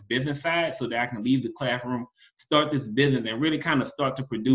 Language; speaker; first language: English; native; English